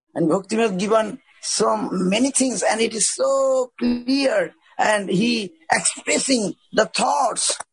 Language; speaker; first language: English; non-native, local second language; Bangla